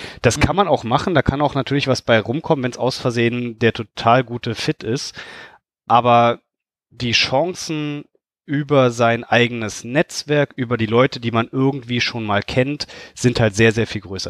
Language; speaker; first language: German; native; German